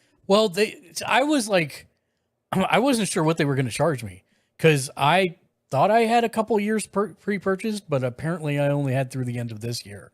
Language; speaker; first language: English; native; English